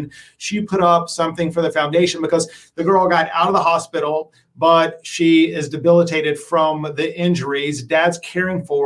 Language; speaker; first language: English; native; English